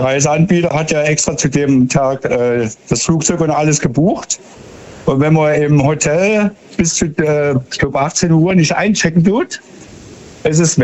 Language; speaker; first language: German; native; German